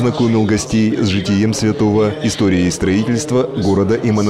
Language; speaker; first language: Russian; native; Russian